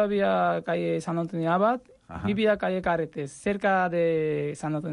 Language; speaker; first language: Spanish; non-native, learner; Bangla